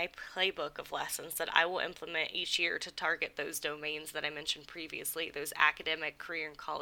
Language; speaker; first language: English; native; English